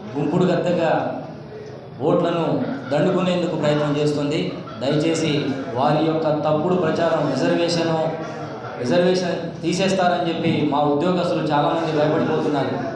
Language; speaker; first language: Telugu; non-native, local second language; Lambadi